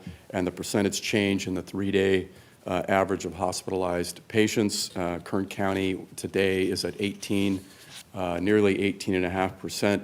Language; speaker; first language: English; native; English